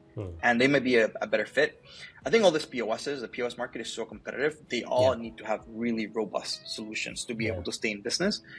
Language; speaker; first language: English; early bilingual, other home language; Spanish